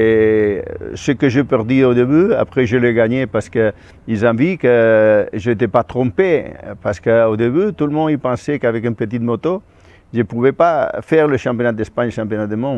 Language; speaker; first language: French; non-native, fluent; Spanish